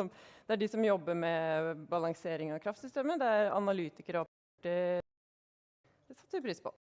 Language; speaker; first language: Norwegian; native; Norwegian